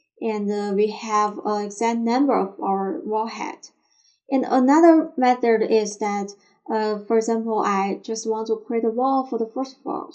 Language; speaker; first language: English; non-native, fluent; Chinese